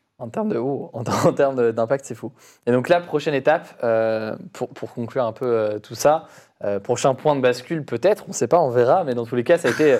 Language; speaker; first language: French; native; French